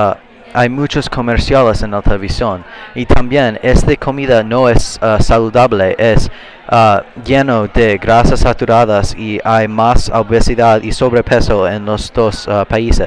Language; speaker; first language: Spanish; non-native, learner; English